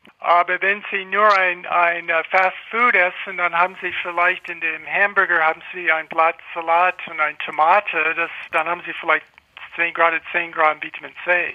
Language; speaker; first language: German; non-native, fluent; English